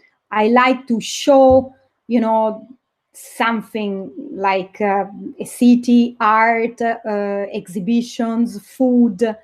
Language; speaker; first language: English; non-native, fluent; Italian